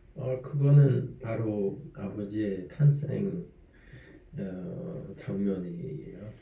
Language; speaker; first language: Korean; early bilingual, heritage; French